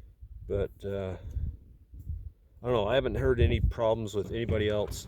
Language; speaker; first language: English; native; English